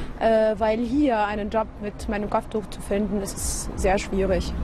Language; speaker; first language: German; non-native, fluent; Arabic